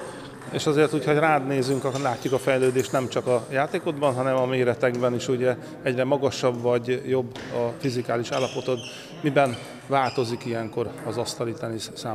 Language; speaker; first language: Hungarian; native; Hungarian